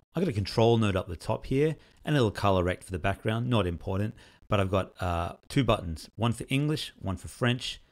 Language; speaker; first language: English; native; English